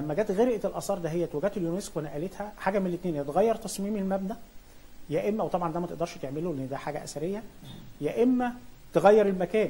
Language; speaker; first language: Arabic; native; Arabic